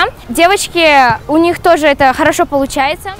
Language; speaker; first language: Russian; non-native, local second language; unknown